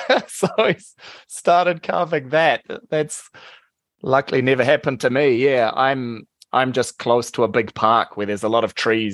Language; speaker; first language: English; native; English